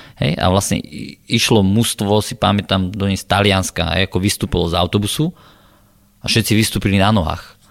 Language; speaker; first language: Slovak; native; Slovak